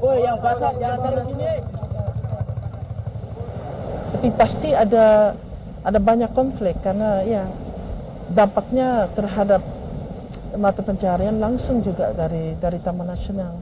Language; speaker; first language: Indonesian; native; Indonesian